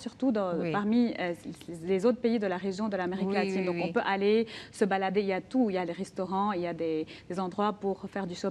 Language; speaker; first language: French; non-native, local second language; Arabic